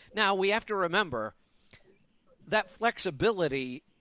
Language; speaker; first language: English; native; English